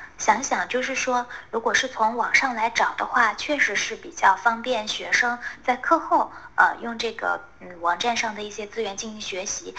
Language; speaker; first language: Chinese; native; Chinese